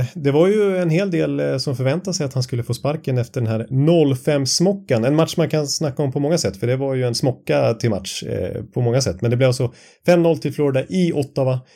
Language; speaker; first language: Swedish; native; Swedish